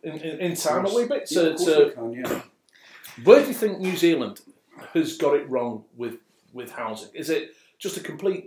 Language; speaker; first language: English; native; English